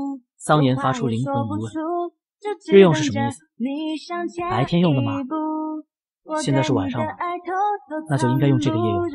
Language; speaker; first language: Chinese; native; Chinese